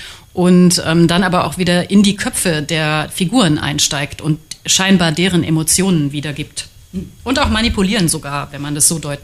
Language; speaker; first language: German; native; German